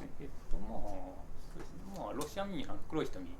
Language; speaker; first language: Japanese; native; Japanese